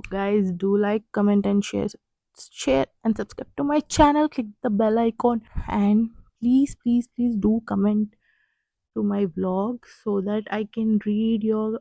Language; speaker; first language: English; non-native, local second language; Telugu